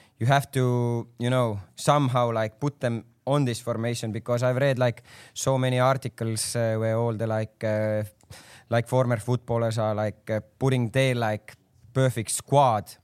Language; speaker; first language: English; non-native, fluent; Estonian